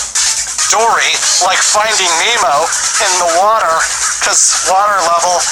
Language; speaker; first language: English; native; English